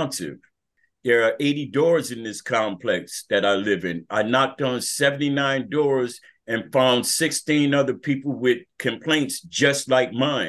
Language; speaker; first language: English; native; English